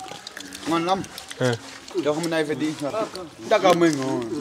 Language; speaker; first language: Vietnamese; non-native, learner; Portuguese